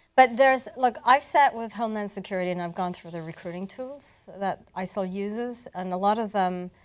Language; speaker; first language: English; non-native, local second language; Malay